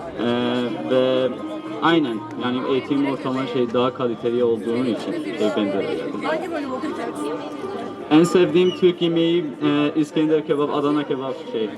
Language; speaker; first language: Turkish; non-native, learner; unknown